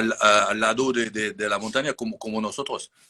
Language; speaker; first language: Spanish; non-native, learner; French